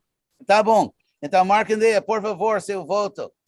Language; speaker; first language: Portuguese; non-native, fluent; English